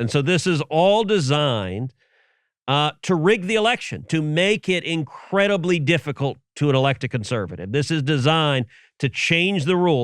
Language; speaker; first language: English; native; English